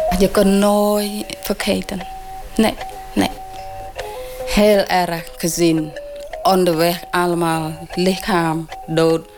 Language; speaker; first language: Dutch; non-native, learner; Khmer